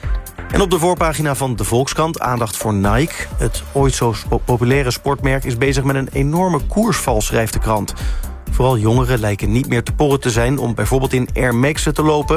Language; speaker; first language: Dutch; native; Dutch